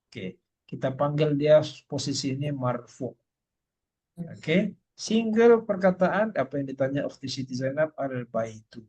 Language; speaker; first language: Malay; native; Malay